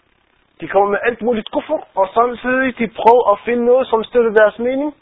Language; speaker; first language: Danish; non-native, fluent; Arabic